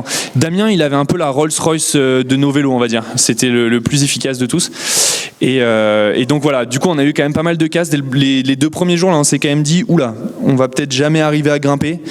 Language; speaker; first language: French; native; French